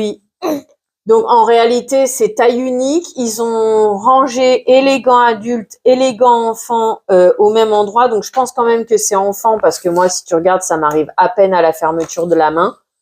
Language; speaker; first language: French; native; French